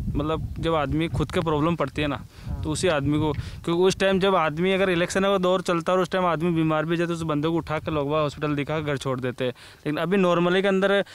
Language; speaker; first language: Hindi; native; Hindi